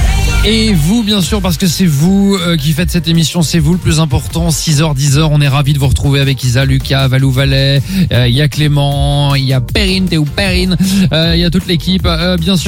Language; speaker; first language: French; native; French